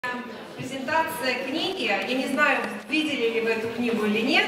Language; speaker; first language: Russian; native; Russian